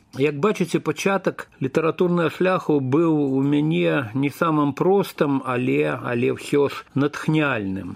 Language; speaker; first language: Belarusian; native; Belarusian